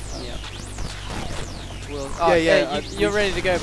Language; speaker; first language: English; native; English